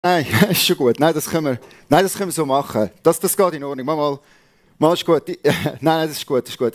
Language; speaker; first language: German; native; German